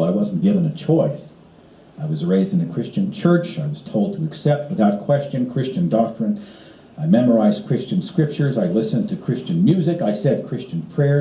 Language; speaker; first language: English; native; English